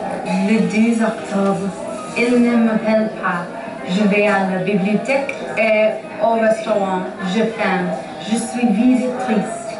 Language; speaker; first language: French; non-native, learner; English